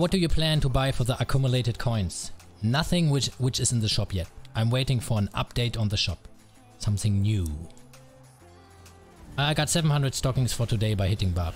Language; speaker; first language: English; non-native, fluent; German